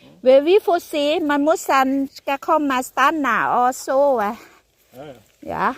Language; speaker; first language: Swedish; non-native, learner; Thai